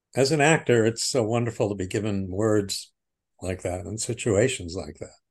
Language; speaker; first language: English; native; English